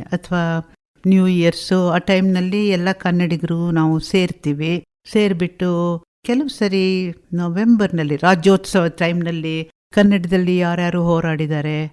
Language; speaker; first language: Kannada; native; Kannada